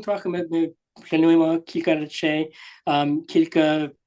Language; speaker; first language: Ukrainian; early bilingual, heritage; English